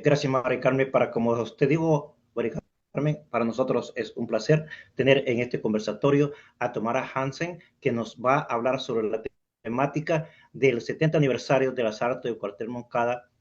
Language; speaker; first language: Spanish; native; Spanish